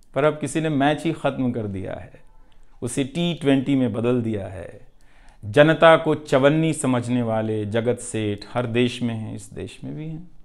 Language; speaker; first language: Hindi; non-native, local second language; Bhojpuri